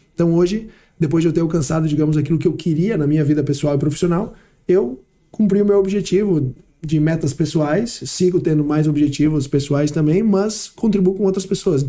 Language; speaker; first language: Portuguese; early bilingual, heritage; Portuguese